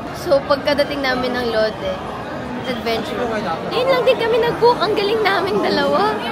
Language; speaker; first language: Filipino; native; Filipino